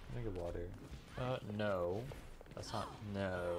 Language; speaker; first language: English; native; English